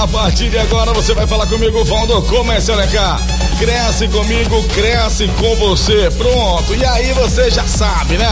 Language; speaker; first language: Portuguese; native; Portuguese